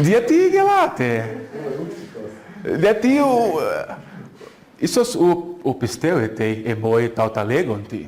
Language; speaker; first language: Greek; non-native, fluent; Portuguese